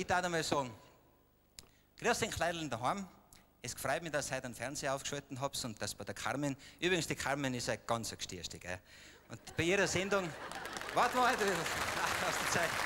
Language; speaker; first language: German; native; German